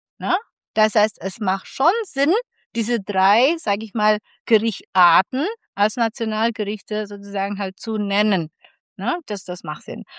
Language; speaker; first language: German; non-native, fluent; Indonesian